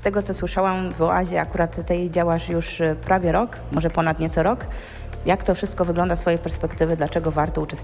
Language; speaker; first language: Polish; native; Polish